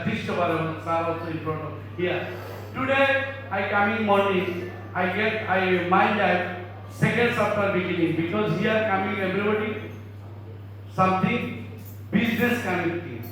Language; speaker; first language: English; non-native, learner; Bangla